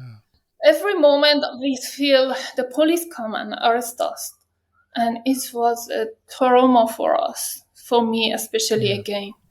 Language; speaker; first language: English; non-native, learner; Persian